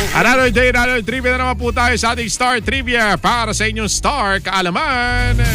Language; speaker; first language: Filipino; native; Filipino